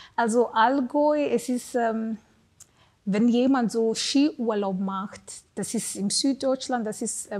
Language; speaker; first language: German; non-native, fluent; Swahili